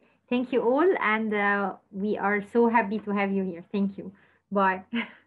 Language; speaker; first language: English; non-native, fluent; Arabic